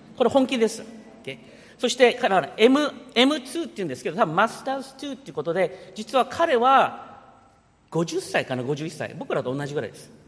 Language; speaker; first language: Japanese; early bilingual, heritage; Japanese